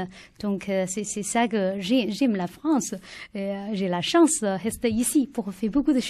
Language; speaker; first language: French; non-native, learner; Chinese